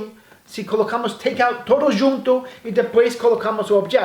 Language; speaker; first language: Portuguese; non-native, fluent; English